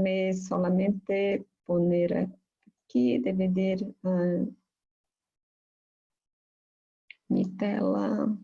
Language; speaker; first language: Spanish; non-native, fluent; Portuguese